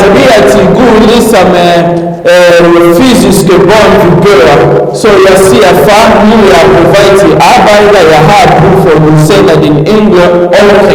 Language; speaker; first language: Swedish; non-native, learner; French